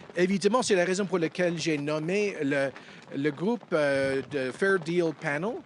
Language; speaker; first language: French; non-native, fluent; English